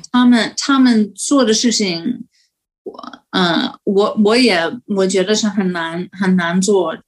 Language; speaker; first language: Chinese; non-native, fluent; English